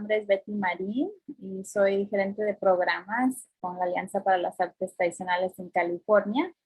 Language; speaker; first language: Spanish; early bilingual, heritage; Spanish